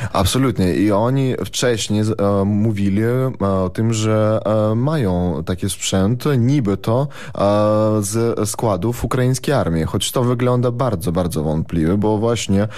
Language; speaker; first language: Polish; non-native, fluent; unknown